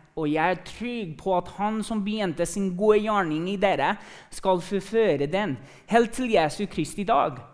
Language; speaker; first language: Norwegian; non-native, fluent; English